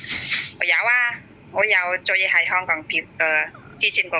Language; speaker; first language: Chinese; non-native, learner; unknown